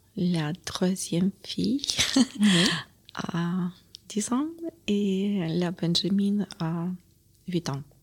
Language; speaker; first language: French; non-native, learner; Ukrainian